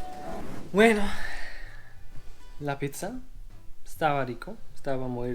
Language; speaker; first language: Spanish; non-native, learner; German